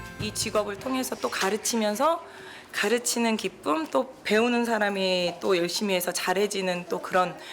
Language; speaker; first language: Korean; native; Korean